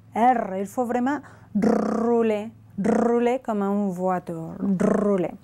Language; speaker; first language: French; non-native, fluent; Spanish